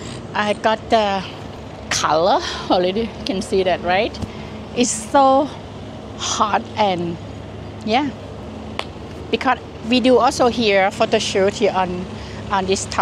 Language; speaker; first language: English; non-native, learner; Thai